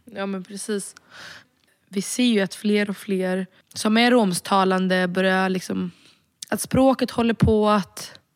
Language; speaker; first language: Swedish; early bilingual, other home language; Romany